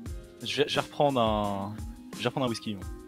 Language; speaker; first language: French; native; French